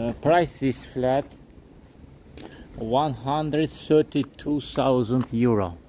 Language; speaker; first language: English; non-native, learner; Russian